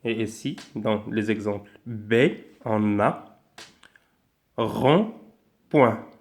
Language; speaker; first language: French; non-native, local second language; Arabic